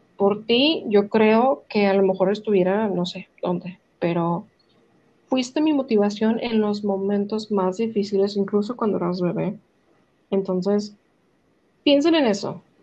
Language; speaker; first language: Spanish; native; Spanish